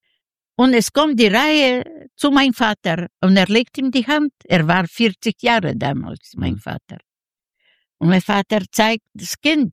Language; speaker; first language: German; non-native, fluent; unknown